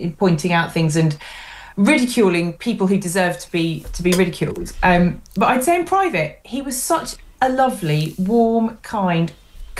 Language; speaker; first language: English; native; English